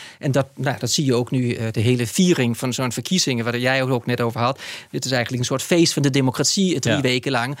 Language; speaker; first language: Dutch; non-native, fluent; Danish